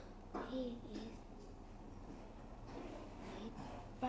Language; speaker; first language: English; non-native, learner; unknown